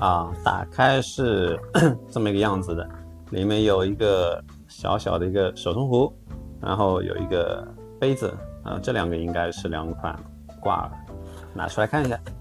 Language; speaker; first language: Chinese; native; Chinese